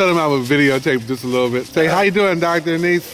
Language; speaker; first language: English; native; English